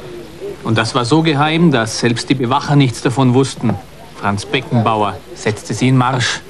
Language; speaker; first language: German; native; German